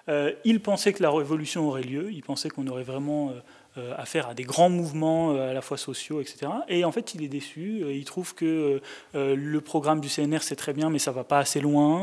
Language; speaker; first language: French; native; French